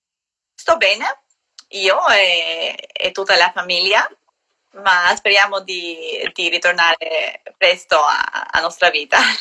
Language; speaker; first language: Italian; non-native, learner; Albanian